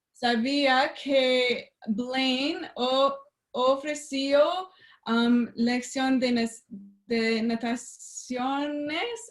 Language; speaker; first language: Spanish; non-native, learner; French